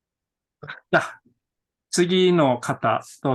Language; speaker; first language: Japanese; non-native, fluent; Korean